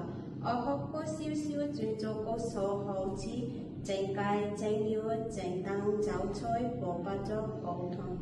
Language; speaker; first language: Cantonese; non-native, learner; Bangla